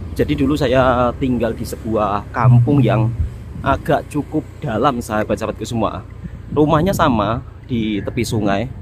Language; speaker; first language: Indonesian; native; Indonesian